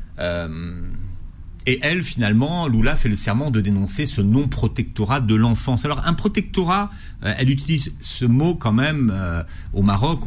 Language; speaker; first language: French; native; French